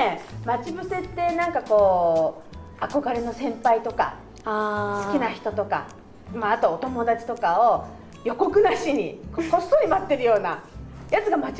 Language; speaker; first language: Japanese; native; Japanese